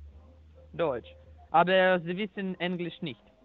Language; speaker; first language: German; non-native, learner; Croatian